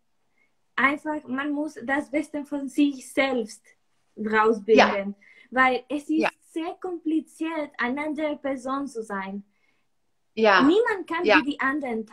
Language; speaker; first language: German; non-native, learner; Spanish